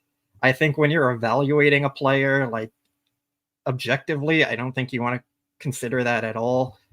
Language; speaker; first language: English; native; English